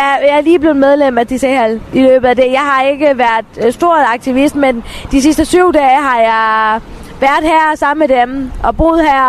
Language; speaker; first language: Danish; early bilingual, other home language; Tamil